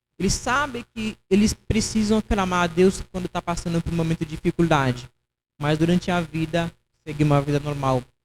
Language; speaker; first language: Portuguese; non-native, fluent; Haitian Creole